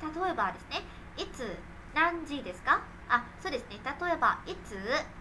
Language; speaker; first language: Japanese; non-native, fluent; Vietnamese